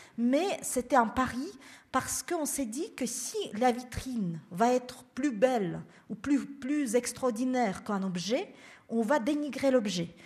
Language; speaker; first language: French; non-native, fluent; Russian